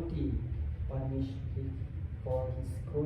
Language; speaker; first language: English; non-native, learner; Indonesian